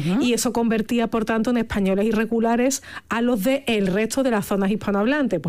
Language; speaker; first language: Spanish; native; Spanish